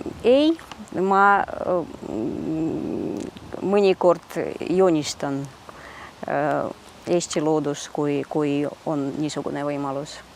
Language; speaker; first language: Estonian; early bilingual, heritage; Russian